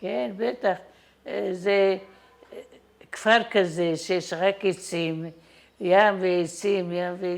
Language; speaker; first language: Hebrew; non-native, fluent; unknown